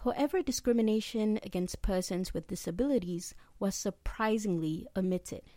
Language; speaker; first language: English; non-native, local second language; Malay